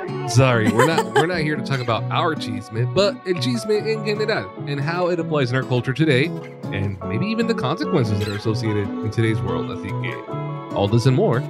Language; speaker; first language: English; early bilingual, other home language; Spanish